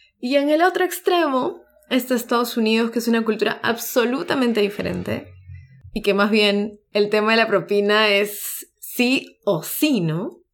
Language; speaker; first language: Spanish; native; Spanish